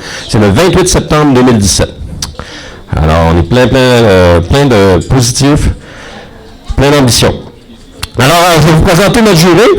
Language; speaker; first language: French; native; French